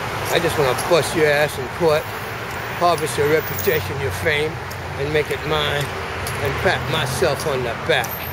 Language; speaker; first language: English; native; English